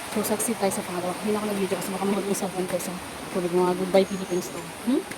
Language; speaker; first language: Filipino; non-native, local second language; Chavacano